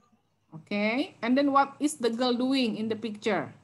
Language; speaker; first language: English; non-native, fluent; Indonesian